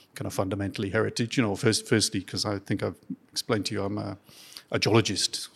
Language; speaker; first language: English; native; English